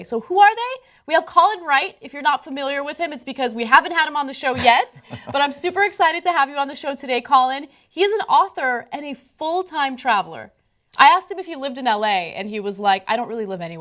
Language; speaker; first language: English; native; English